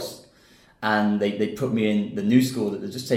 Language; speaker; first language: English; native; English